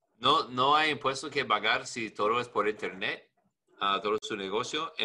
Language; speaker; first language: Spanish; non-native, learner; English